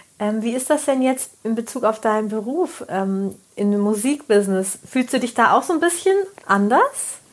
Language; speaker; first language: German; native; German